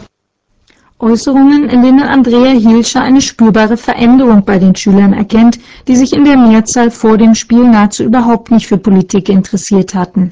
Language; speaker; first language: German; native; German